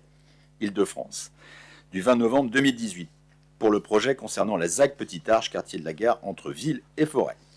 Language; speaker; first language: French; native; French